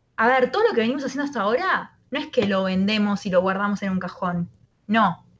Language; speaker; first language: Spanish; native; Spanish